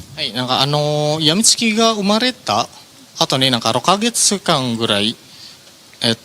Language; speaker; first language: Japanese; non-native, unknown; Indonesian